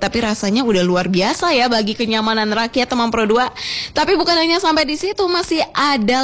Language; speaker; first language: Indonesian; native; Indonesian